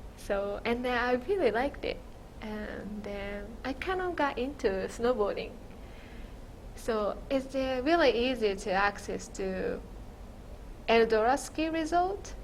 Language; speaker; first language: English; non-native, fluent; Japanese